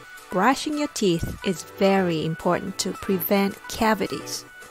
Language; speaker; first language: English; non-native, fluent; Japanese